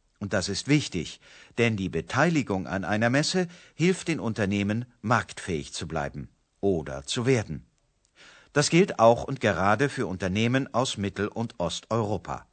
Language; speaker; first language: German; native; German